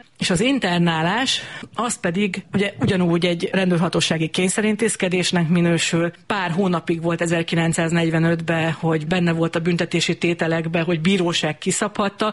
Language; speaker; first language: Hungarian; native; Hungarian